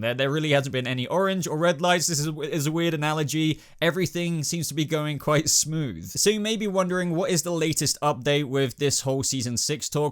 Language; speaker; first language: English; native; English